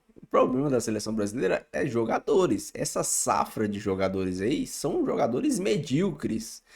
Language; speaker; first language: Portuguese; native; Portuguese